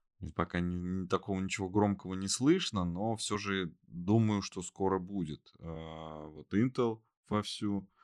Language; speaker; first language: Russian; native; Russian